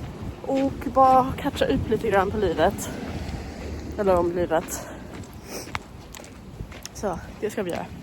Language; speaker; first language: Swedish; non-native, fluent; English